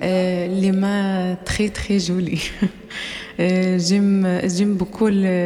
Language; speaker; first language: French; non-native, learner; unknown